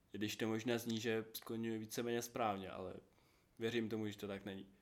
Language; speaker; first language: Czech; non-native, fluent; Ukrainian